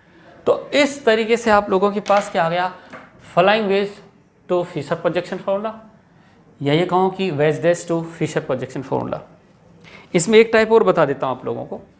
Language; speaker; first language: Hindi; native; Hindi